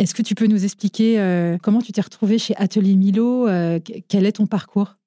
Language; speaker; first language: French; native; French